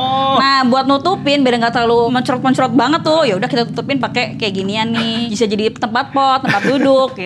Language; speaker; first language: Indonesian; native; Indonesian